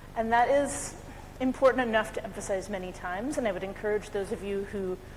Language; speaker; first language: English; native; English